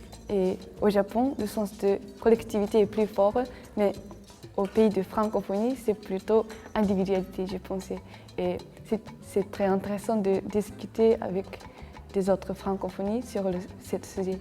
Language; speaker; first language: French; non-native, learner; Japanese